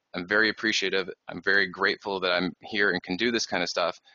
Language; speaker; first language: English; native; English